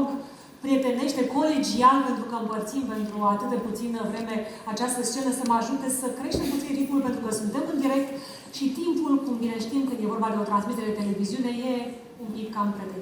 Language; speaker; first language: Romanian; native; Romanian